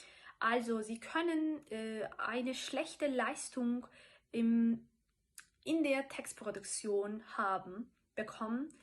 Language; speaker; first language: German; non-native, fluent; Turkish